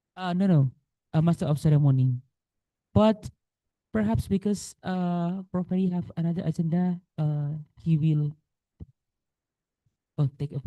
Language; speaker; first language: English; non-native, local second language; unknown